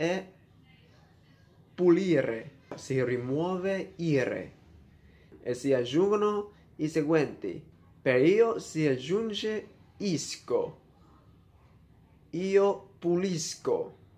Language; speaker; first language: Italian; non-native, fluent; Vietnamese